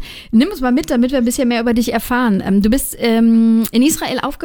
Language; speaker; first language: German; native; German